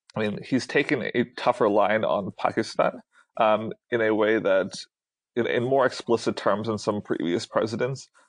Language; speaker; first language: English; early bilingual, other home language; Hindi